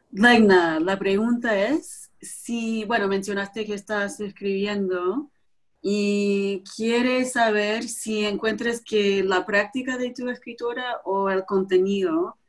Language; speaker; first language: Spanish; non-native, fluent; English